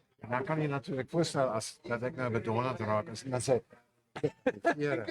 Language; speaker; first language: Afrikaans; non-native, local second language; German